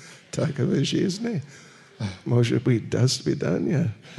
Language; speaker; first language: Russian; non-native, learner; English